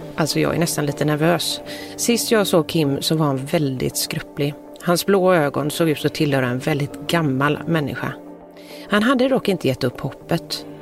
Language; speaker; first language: Swedish; native; Swedish